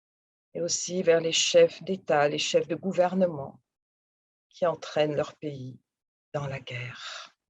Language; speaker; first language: French; native; French